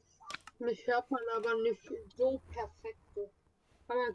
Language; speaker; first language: German; native; German